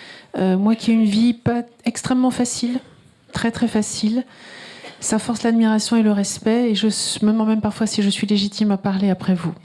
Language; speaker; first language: French; native; French